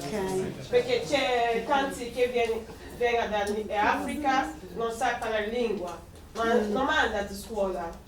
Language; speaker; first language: Italian; non-native, learner; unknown